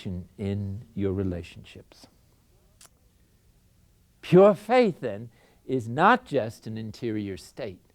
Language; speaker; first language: English; native; English